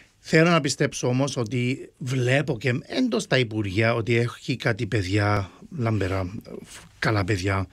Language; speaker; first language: Greek; early bilingual, heritage; Greek